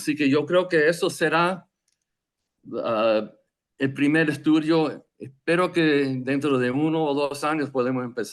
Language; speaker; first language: Spanish; non-native, fluent; English